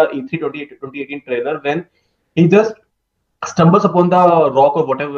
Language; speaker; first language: English; non-native, local second language; Hindi